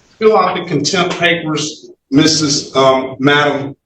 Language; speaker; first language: English; native; English